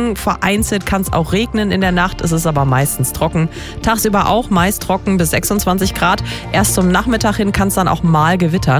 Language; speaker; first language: German; native; German